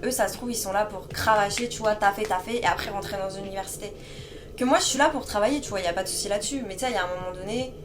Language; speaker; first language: French; native; French